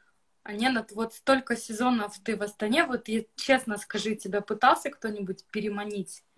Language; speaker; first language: Russian; native; Russian